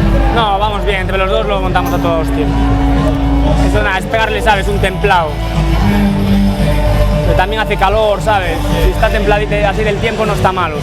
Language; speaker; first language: Spanish; native; Spanish